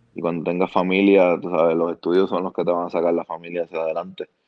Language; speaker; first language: Spanish; native; Spanish